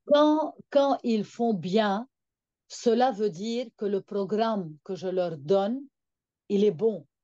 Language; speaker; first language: French; non-native, local second language; Arabic